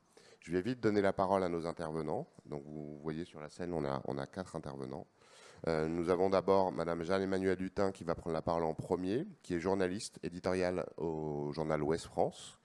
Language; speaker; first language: French; native; French